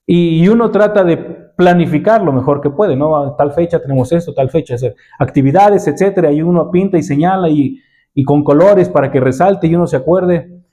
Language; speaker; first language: Spanish; native; Spanish